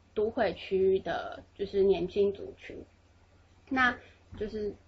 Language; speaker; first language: Chinese; native; Chinese